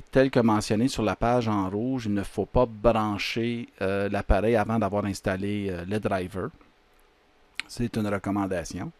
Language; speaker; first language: French; native; French